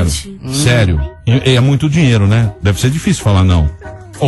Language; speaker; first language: Portuguese; native; Portuguese